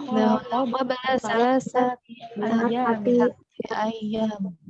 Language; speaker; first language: Arabic; non-native, learner; Indonesian